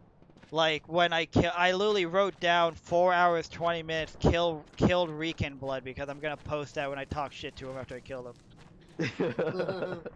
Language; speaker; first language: English; native; English